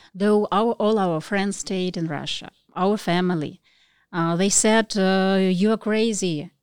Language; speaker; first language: English; non-native, learner; Russian